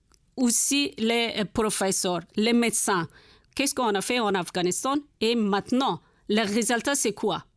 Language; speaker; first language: French; non-native, learner; Persian